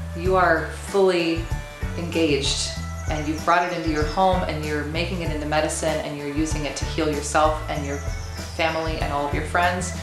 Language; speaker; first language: English; native; English